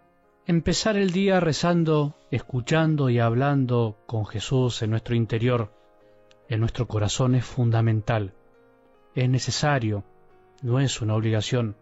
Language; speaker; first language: Spanish; native; Spanish